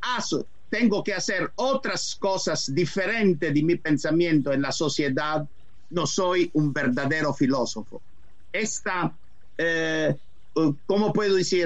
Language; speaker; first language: Spanish; non-native, fluent; Italian